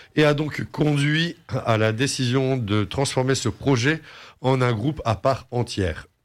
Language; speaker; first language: French; native; French